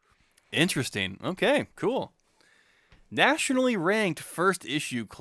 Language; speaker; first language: English; native; English